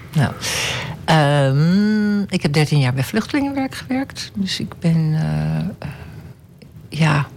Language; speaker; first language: Dutch; native; Dutch